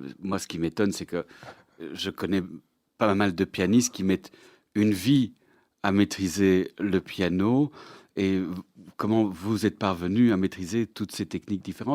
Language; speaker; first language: French; native; French